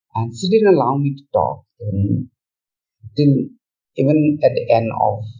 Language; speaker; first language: English; non-native, local second language; Manipuri